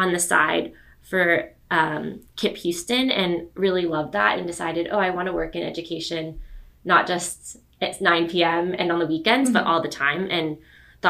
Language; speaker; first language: English; native; English